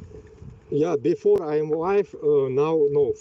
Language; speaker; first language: English; non-native, learner; Bashkir